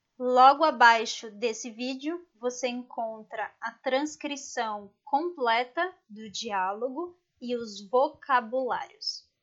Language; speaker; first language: Portuguese; native; Portuguese